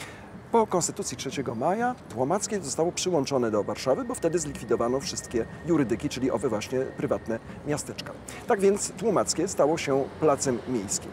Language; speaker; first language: Polish; native; Polish